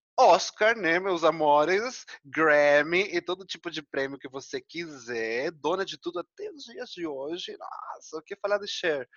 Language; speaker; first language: Portuguese; non-native, fluent; Spanish